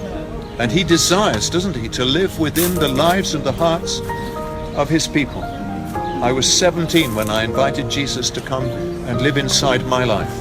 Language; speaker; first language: English; native; English